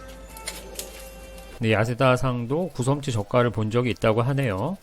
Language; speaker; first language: Korean; native; Korean